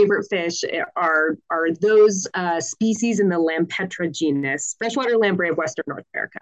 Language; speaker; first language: English; native; English